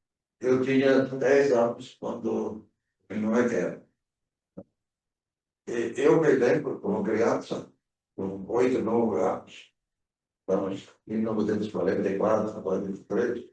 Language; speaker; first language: Portuguese; early bilingual, other home language; German